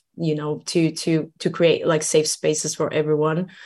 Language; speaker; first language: English; non-native, fluent; Portuguese